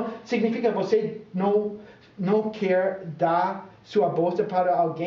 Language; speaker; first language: Portuguese; non-native, fluent; English